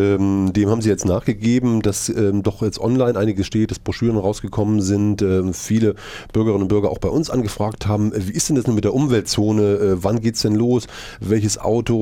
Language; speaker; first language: German; native; German